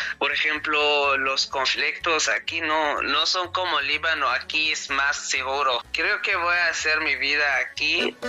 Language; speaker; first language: Spanish; non-native, learner; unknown